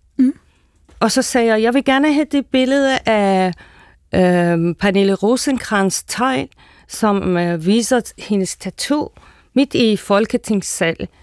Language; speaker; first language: Danish; non-native, fluent; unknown